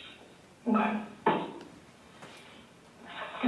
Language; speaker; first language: English; native; English